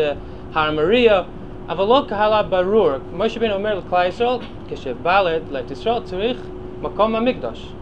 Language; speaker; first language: Hebrew; non-native, fluent; English